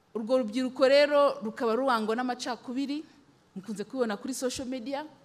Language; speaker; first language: Kinyarwanda; early bilingual, heritage; Kinyarwanda